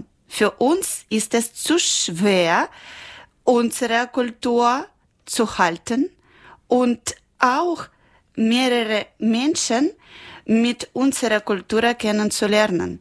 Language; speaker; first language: German; non-native, learner; Ukrainian